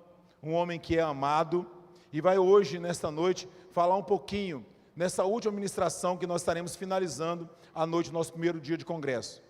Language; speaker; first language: Portuguese; native; Portuguese